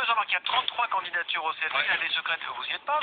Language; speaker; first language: French; native; French